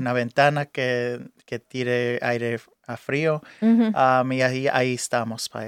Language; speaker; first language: Spanish; early bilingual, heritage; English